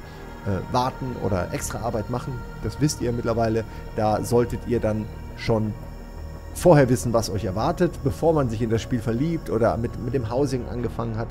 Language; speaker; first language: German; native; German